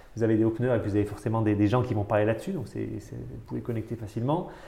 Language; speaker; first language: French; native; French